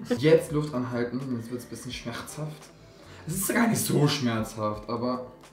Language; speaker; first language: German; early bilingual, other home language; Albanian